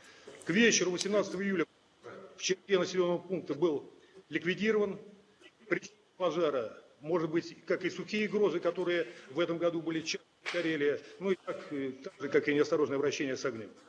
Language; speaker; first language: Russian; native; Russian